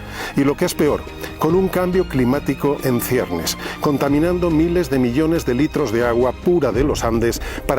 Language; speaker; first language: Spanish; native; Spanish